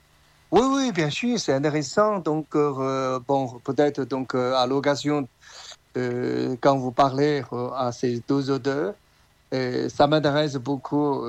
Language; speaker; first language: French; non-native, fluent; Chinese